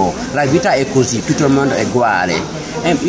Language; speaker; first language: Italian; non-native, learner; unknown